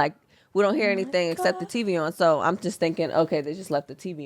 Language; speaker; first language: English; native; English